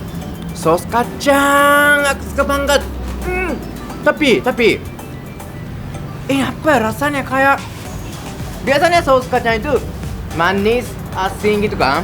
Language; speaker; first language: Indonesian; non-native, learner; Japanese